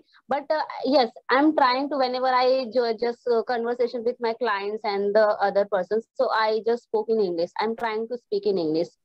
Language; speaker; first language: English; non-native, learner; Hindi